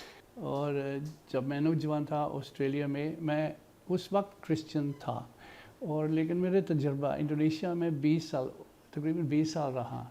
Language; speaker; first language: Hindi; non-native, fluent; English